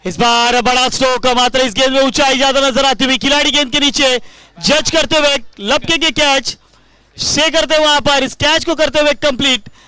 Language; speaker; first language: Hindi; non-native, local second language; Marathi